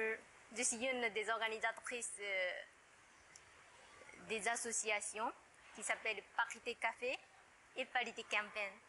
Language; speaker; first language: French; non-native, fluent; Japanese